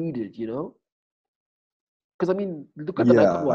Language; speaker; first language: English; non-native, local second language; Xhosa